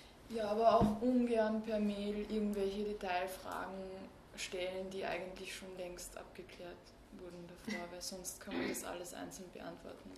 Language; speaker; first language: German; native; German